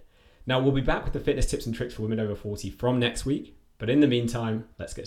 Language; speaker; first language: English; native; English